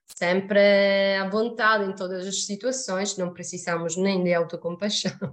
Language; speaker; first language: Portuguese; non-native, fluent; Italian